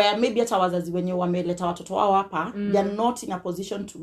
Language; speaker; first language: English; non-native, local second language; Kikuyu